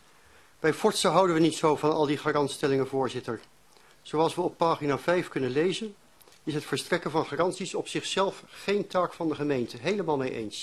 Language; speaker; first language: Dutch; native; Dutch